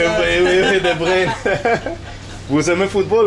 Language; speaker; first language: French; non-native, learner; Spanish